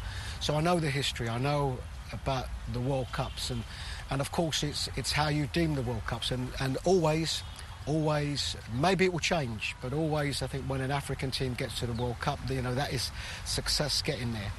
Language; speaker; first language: English; native; English